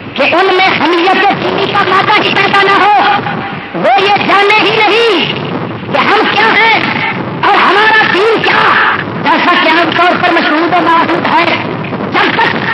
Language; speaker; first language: Urdu; non-native, local second language; Saraiki